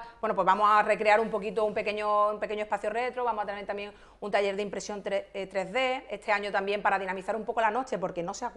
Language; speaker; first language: Spanish; native; Spanish